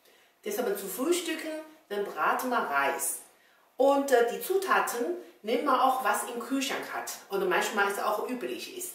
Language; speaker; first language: German; non-native, learner; Chinese